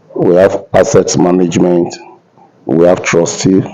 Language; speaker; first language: English; non-native, local second language; Yoruba